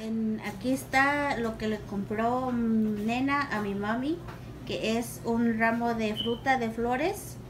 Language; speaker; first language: Spanish; early bilingual, heritage; Spanish